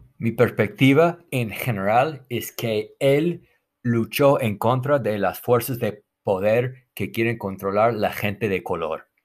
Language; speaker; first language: Spanish; non-native, fluent; English